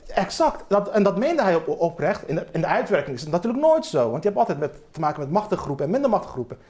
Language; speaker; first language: Dutch; early bilingual, other home language; Turkish